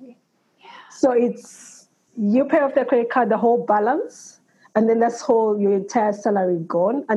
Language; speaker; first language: English; non-native, local second language; Ganda